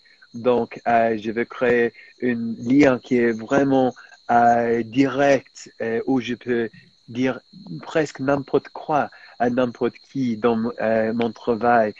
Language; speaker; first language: French; non-native, fluent; English